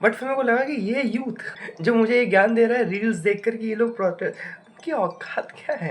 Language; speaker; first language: Hindi; native; Hindi